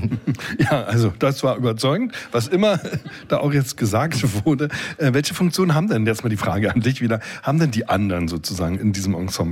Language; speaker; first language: German; native; German